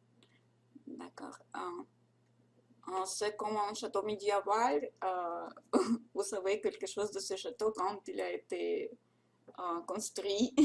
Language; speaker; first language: French; non-native, learner; Russian